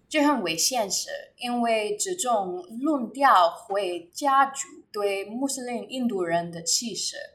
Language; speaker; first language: Chinese; non-native, learner; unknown